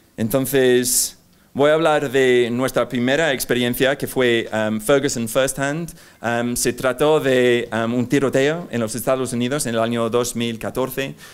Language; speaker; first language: Spanish; non-native, fluent; English